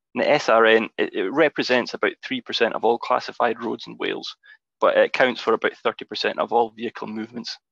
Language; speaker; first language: English; native; English